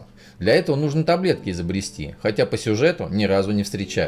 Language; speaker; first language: Russian; native; Russian